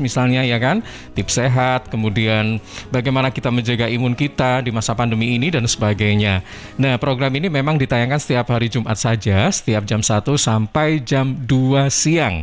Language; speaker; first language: Indonesian; native; Indonesian